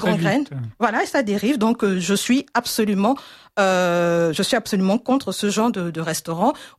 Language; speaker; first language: French; native; French